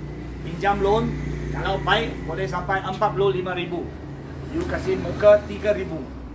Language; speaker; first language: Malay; non-native, local second language; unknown